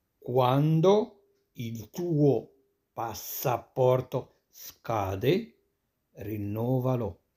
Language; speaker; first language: Italian; non-native, fluent; Arabic